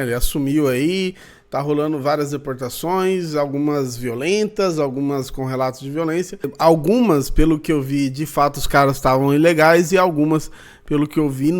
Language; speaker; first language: Portuguese; native; Portuguese